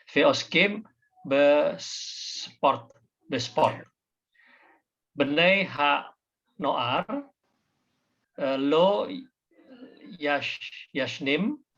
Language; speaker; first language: Hebrew; non-native, learner; Indonesian